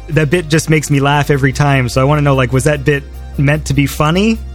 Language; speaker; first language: English; native; English